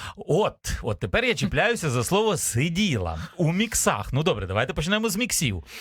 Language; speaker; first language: Ukrainian; native; Ukrainian